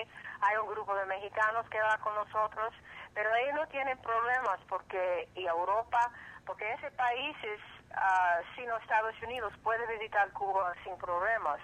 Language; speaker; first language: Spanish; early bilingual, heritage; English